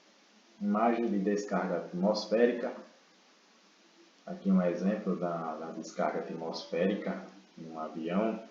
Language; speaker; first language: Portuguese; native; Portuguese